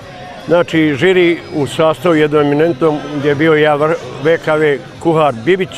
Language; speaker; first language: Bosnian; native; Bosnian